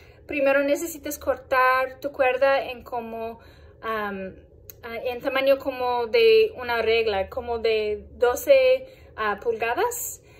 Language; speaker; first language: Spanish; non-native, fluent; English